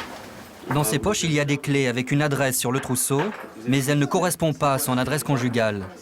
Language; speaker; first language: French; native; French